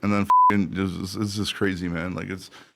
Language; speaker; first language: English; native; English